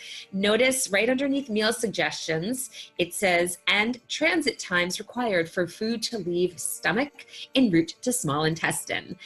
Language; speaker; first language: English; native; English